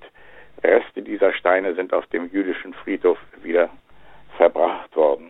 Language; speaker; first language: German; native; German